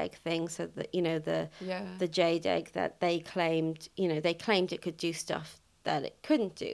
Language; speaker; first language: English; native; English